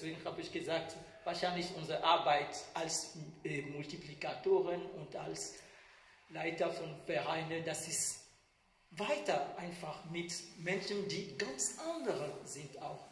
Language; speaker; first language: German; non-native, fluent; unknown